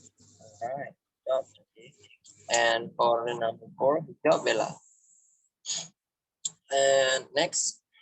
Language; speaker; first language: English; non-native, fluent; Indonesian